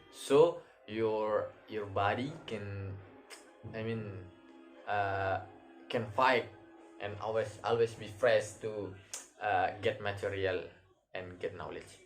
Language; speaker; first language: English; non-native, learner; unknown